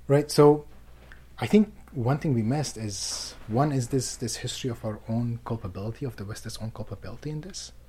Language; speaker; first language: English; non-native, fluent; Persian